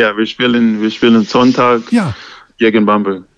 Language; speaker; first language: German; non-native, learner; English